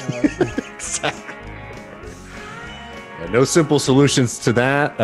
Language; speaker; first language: English; native; English